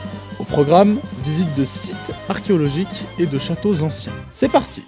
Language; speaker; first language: French; native; French